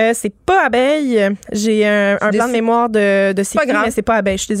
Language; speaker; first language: French; native; French